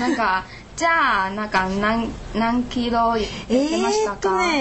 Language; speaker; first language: Japanese; non-native, learner; Chinese